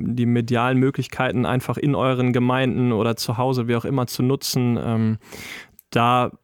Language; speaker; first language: German; native; German